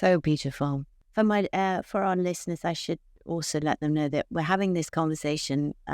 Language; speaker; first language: English; native; English